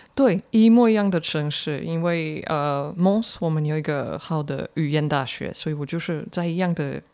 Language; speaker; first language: Chinese; non-native, fluent; French